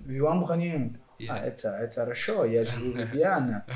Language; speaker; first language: Russian; non-native, learner; Portuguese